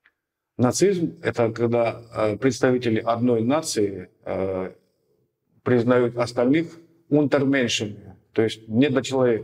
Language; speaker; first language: Russian; native; Russian